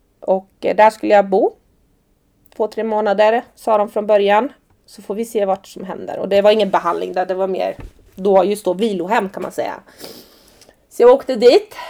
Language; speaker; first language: Swedish; early bilingual, other home language; Persian